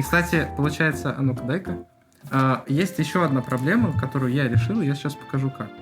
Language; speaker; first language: Russian; native; Russian